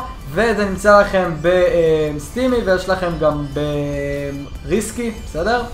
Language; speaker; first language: Hebrew; native; Hebrew